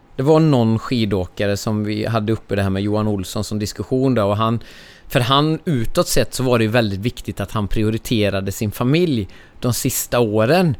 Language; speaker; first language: Swedish; native; Swedish